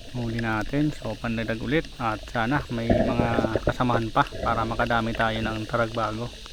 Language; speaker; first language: Filipino; non-native, local second language; Bikol